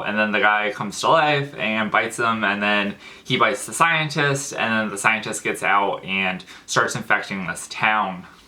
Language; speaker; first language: English; native; English